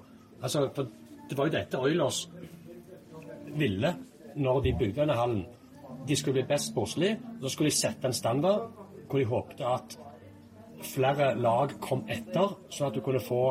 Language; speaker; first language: Norwegian; native; Norwegian